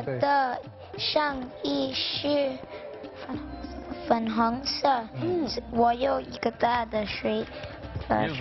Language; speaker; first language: Chinese; non-native, local second language; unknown